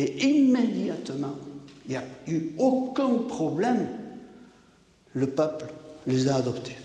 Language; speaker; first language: French; native; French